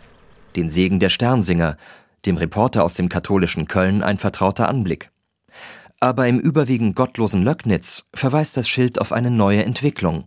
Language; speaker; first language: German; native; German